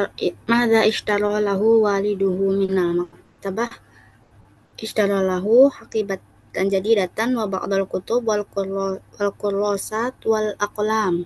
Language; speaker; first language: Arabic; non-native, learner; Indonesian